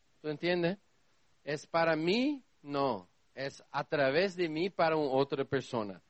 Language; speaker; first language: Spanish; non-native, learner; Portuguese